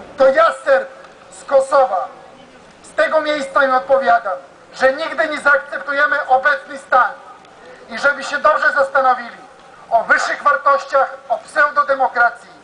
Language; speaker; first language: Polish; non-native, fluent; Serbian